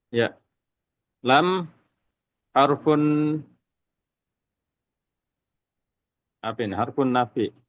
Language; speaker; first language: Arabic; non-native, learner; Indonesian